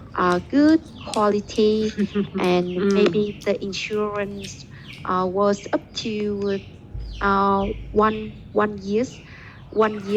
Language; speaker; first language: English; non-native, learner; Vietnamese